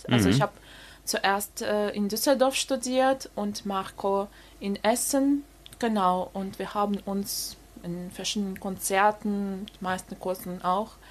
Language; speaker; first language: German; non-native, fluent; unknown